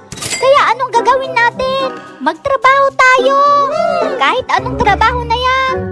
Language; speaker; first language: Filipino; non-native, local second language; Iloko